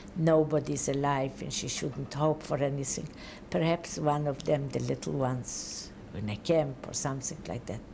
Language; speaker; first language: English; non-native, fluent; Polish